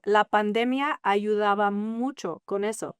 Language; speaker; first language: Spanish; early bilingual, heritage; English